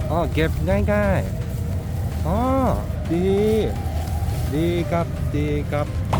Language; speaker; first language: Thai; non-native, learner; Japanese